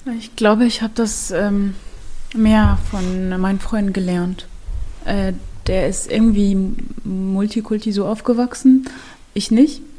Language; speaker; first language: German; non-native, fluent; Arabic